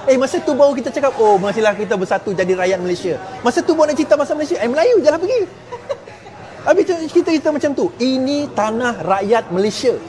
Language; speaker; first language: Malay; non-native, local second language; Chinese